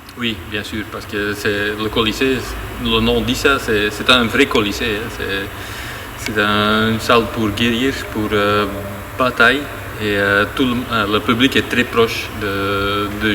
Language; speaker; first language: French; non-native, learner; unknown